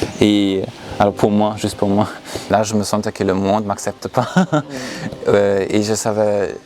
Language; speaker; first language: French; non-native, fluent; German